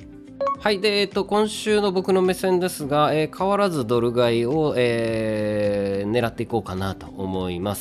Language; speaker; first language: Japanese; native; Japanese